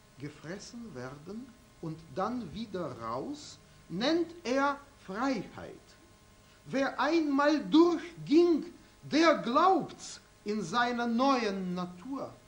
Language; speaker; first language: German; non-native, fluent; Russian